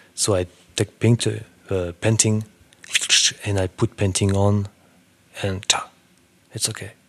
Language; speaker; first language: English; non-native, learner; French